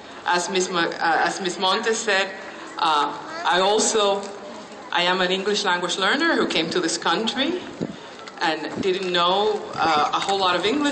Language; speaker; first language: English; non-native, fluent; Spanish